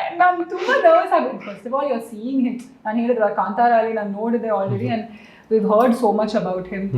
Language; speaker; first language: Kannada; non-native, local second language; Malayalam